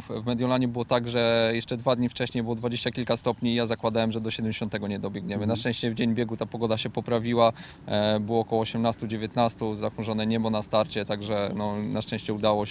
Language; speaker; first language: Polish; native; Polish